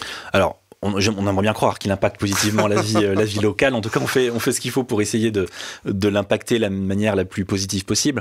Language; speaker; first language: French; native; French